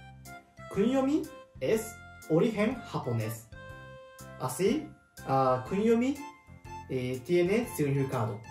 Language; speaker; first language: Spanish; non-native, learner; Japanese